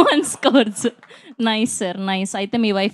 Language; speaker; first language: Telugu; native; Telugu